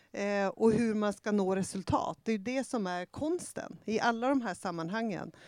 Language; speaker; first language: Swedish; native; Swedish